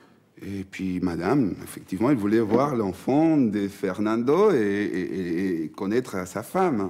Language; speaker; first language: French; non-native, fluent; Spanish